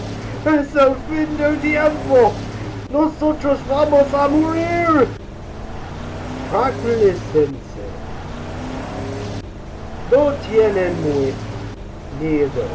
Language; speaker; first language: Spanish; non-native, learner; English